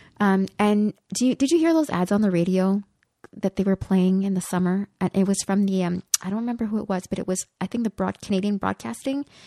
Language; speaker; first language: English; early bilingual, other home language; Spanish